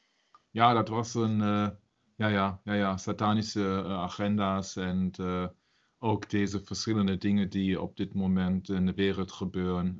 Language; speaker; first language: Dutch; non-native, learner; German